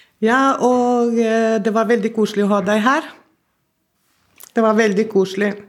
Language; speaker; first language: Norwegian; non-native, fluent; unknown